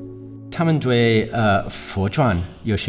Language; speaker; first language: Chinese; non-native, fluent; English